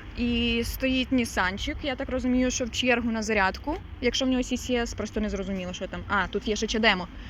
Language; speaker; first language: Ukrainian; non-native, local second language; Russian